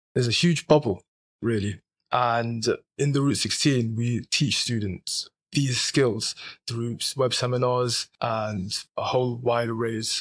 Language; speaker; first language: English; native; English